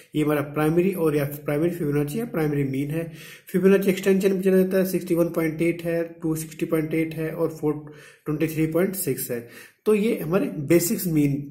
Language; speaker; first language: Hindi; native; Hindi